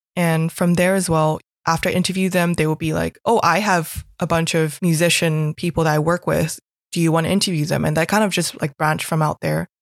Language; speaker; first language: English; non-native, local second language; Cantonese